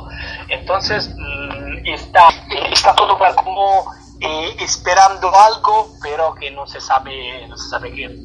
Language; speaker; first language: Spanish; non-native, fluent; Italian